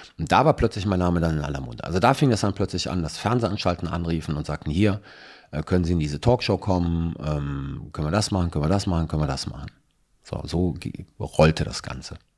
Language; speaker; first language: German; early bilingual, other home language; Italian